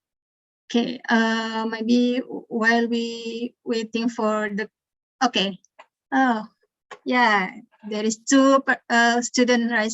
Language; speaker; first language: English; non-native, learner; Indonesian